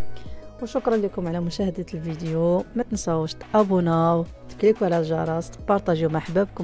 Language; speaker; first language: Arabic; native; Arabic